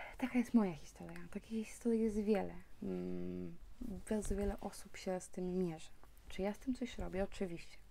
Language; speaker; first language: Polish; early bilingual, heritage; Polish